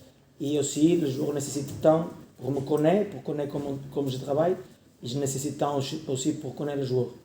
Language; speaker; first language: French; non-native, learner; Portuguese